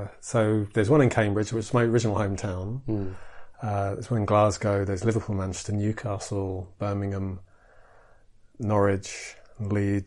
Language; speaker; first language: English; native; English